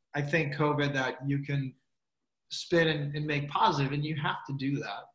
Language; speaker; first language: English; native; English